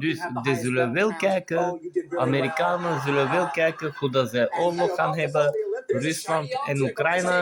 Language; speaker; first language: Dutch; non-native, fluent; Bulgarian